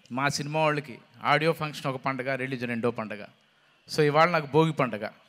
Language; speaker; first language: Telugu; native; Telugu